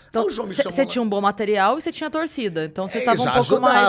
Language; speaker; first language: Portuguese; native; Portuguese